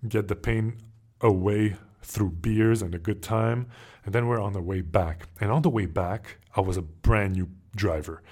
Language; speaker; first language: English; native; English